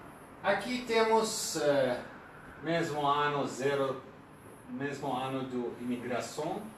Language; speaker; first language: Portuguese; non-native, fluent; Persian